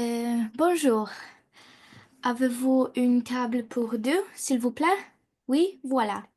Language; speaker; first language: French; non-native, learner; Polish